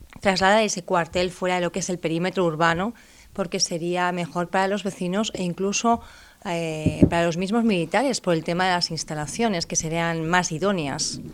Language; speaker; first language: Spanish; native; Spanish